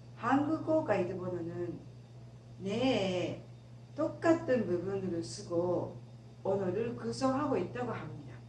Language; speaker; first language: Korean; non-native, fluent; Japanese